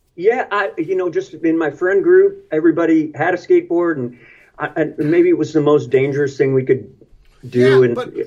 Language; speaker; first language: English; native; English